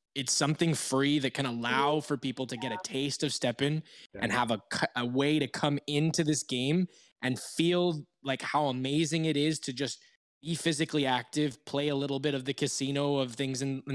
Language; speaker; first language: English; native; English